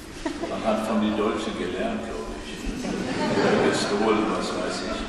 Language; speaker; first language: German; non-native, learner; Swedish